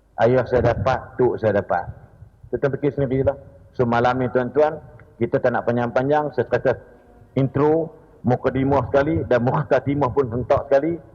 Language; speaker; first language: Malay; native; Malay